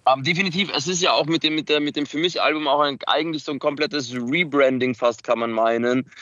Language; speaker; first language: German; early bilingual, other home language; Macedonian